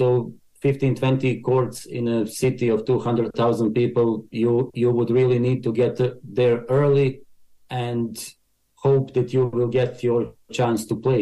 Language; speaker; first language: English; non-native, fluent; Bosnian